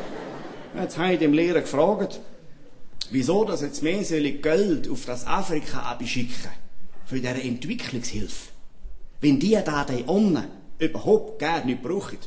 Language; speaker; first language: German; native; German